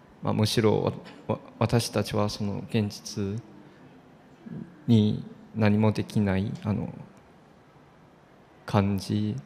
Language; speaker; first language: Japanese; non-native, fluent; Chinese